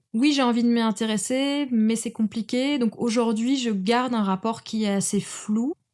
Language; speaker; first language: French; native; French